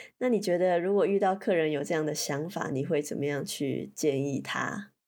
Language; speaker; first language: Chinese; native; Chinese